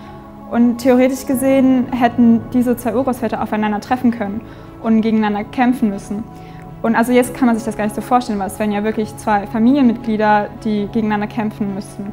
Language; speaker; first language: German; native; German